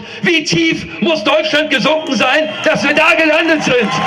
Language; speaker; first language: German; native; German